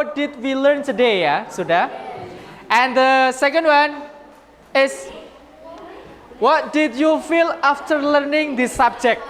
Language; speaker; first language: English; non-native, learner; Indonesian